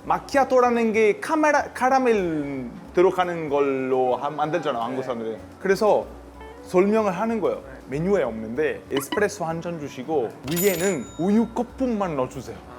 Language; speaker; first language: Korean; non-native, fluent; Italian